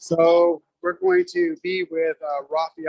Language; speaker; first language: English; native; English